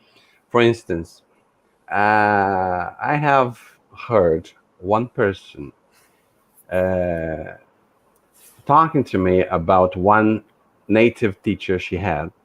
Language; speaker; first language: English; non-native, fluent; Portuguese